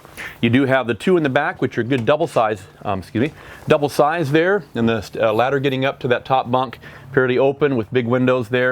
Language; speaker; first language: English; native; English